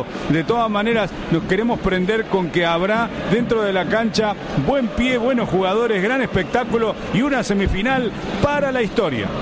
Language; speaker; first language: Spanish; native; Spanish